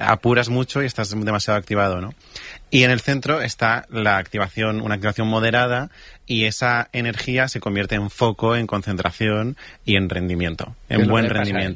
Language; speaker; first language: Spanish; native; Spanish